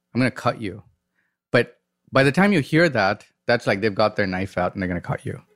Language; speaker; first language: English; non-native, local second language; Tamil